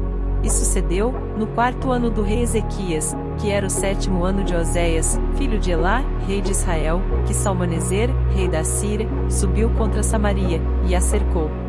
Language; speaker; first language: Portuguese; native; Portuguese